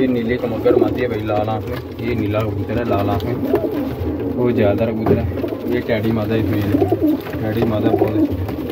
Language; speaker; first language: Hindi; non-native, local second language; Punjabi